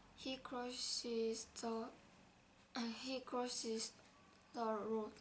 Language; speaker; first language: English; non-native, learner; Korean